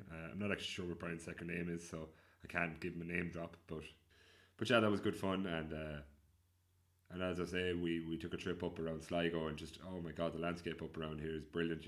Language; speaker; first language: English; native; English